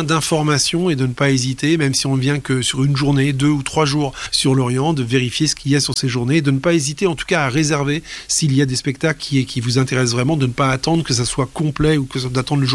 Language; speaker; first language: French; native; French